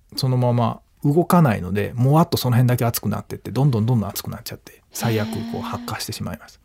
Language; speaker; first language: Japanese; native; Japanese